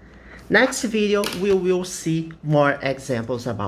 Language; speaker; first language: English; non-native, fluent; Portuguese